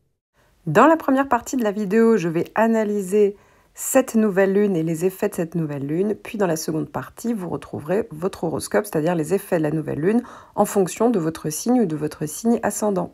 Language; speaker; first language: French; native; French